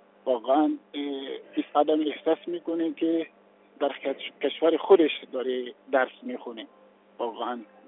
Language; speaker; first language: Persian; non-native, fluent; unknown